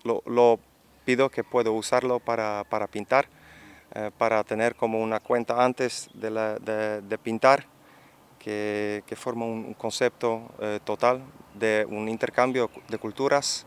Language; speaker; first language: Spanish; non-native, fluent; Dutch